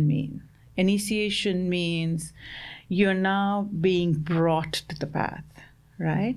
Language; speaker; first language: English; non-native, local second language; Assamese